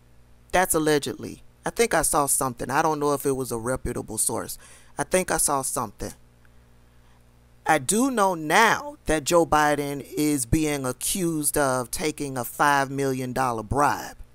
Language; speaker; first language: English; native; English